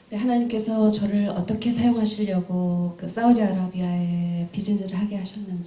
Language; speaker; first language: Korean; native; Korean